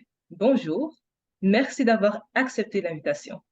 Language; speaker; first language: French; non-native, fluent; English